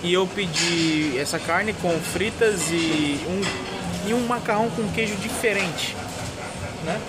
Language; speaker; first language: Portuguese; native; Portuguese